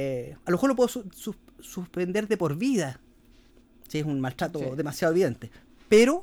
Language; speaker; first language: Spanish; native; Spanish